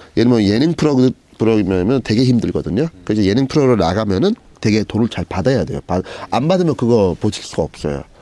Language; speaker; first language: Korean; non-native, fluent; Turkish